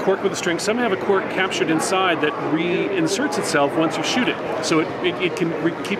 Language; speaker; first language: English; native; English